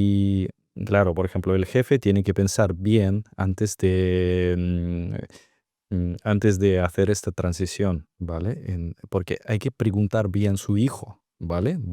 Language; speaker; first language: Spanish; non-native, fluent; Russian